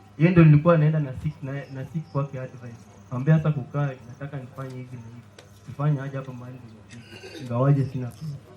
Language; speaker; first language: Swahili; non-native, local second language; Luyia